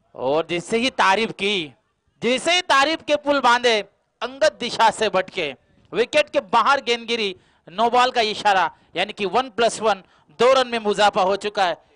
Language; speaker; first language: Hindi; non-native, local second language; Marathi